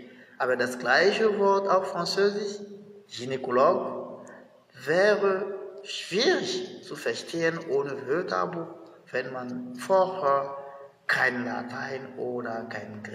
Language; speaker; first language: German; non-native, fluent; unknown